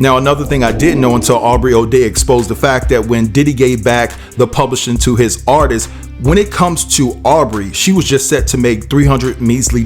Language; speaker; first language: English; native; English